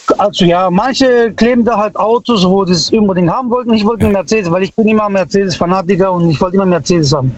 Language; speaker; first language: German; early bilingual, other home language; Italian